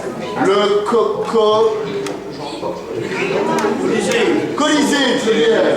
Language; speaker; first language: French; native; French